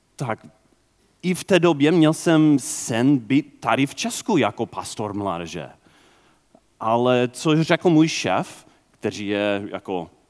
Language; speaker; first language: Czech; non-native, fluent; English